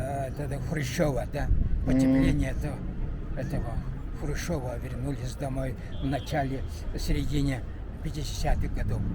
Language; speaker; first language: Russian; non-native, fluent; Mongolian